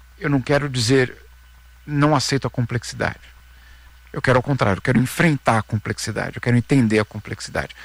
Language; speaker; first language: Portuguese; native; Portuguese